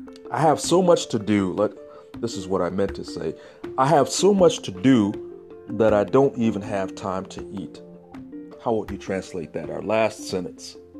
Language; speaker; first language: English; native; English